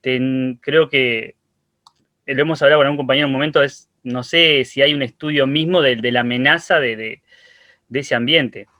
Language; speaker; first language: Spanish; native; Spanish